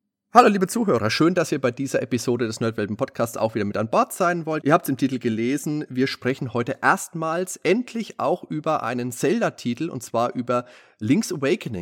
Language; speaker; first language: German; native; German